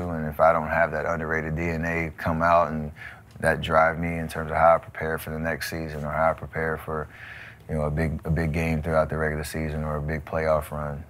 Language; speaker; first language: English; native; English